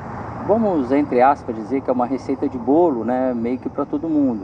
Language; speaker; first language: Portuguese; native; Portuguese